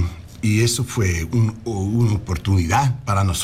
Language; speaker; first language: Spanish; non-native, learner; English